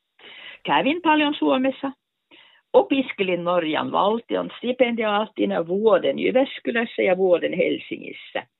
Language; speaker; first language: Finnish; non-native, fluent; Norwegian